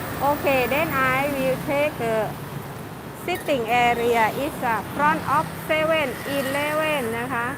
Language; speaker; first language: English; non-native, learner; Thai